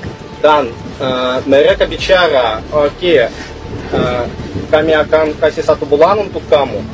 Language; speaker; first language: Indonesian; non-native, learner; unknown